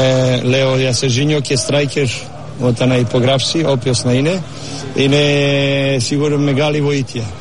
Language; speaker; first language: Greek; non-native, learner; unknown